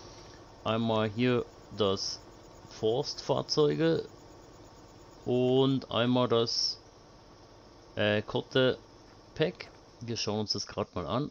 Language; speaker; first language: German; native; German